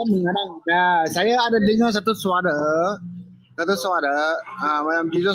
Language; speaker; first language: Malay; non-native, local second language; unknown